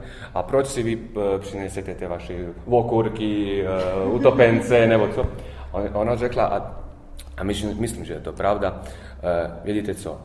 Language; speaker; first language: Czech; early bilingual, heritage; Czech